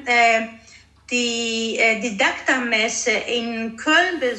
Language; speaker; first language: German; early bilingual, heritage; Greek